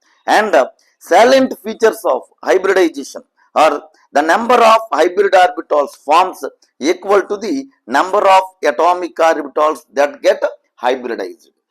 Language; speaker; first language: English; non-native, local second language; Telugu